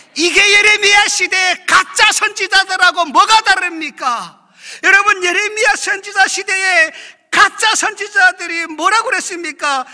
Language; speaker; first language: Korean; native; Korean